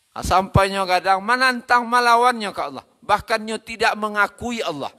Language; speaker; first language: Malay; non-native, local second language; Minangkabau